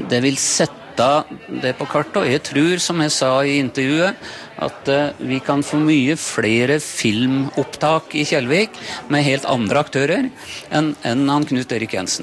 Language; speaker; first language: Norwegian; native; Norwegian